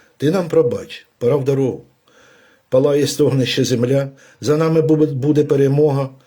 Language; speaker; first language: Ukrainian; native; Ukrainian